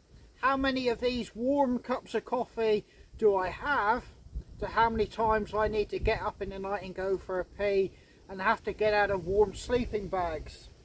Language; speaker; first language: English; native; English